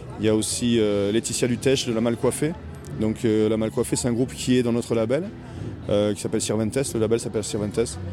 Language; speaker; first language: French; native; French